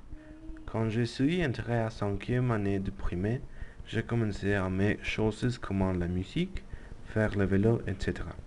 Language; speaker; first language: French; non-native, learner; Spanish